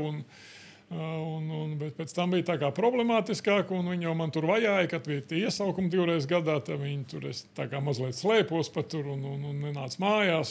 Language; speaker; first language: Latvian; native; Latvian